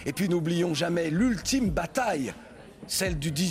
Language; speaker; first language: French; native; French